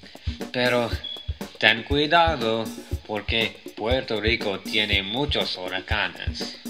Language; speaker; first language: Spanish; non-native, learner; English